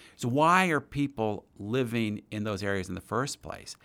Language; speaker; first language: English; native; English